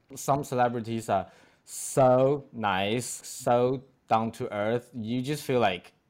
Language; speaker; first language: English; non-native, fluent; Chinese